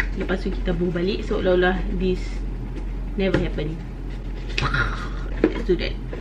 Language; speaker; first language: English; non-native, local second language; Malay